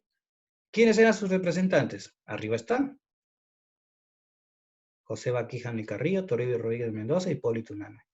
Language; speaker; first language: Spanish; native; Spanish